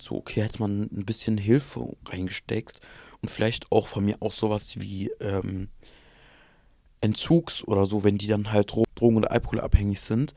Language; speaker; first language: German; early bilingual, other home language; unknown